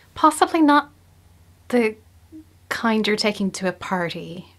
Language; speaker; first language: English; native; English